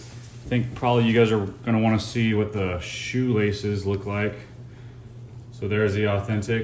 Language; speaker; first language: English; native; English